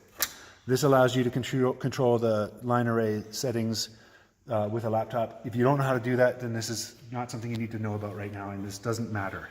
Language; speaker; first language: English; native; English